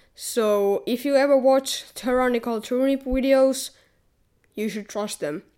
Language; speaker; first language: English; non-native, fluent; Finnish